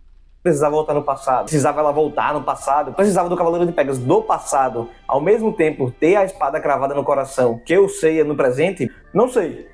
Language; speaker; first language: Portuguese; native; Portuguese